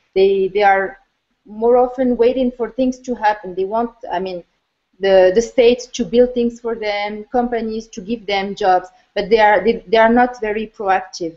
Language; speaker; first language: English; non-native, fluent; Arabic